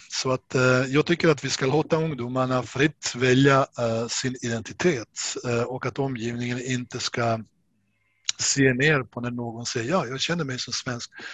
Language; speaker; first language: Swedish; non-native, fluent; Bosnian